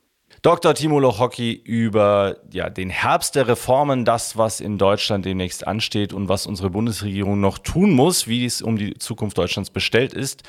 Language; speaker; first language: German; native; German